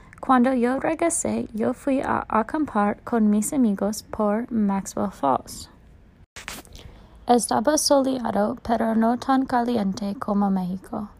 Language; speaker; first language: Spanish; non-native, learner; English